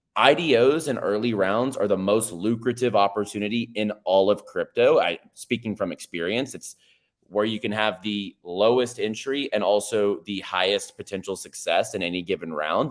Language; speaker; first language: English; native; English